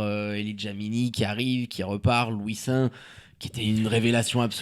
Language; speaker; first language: French; native; French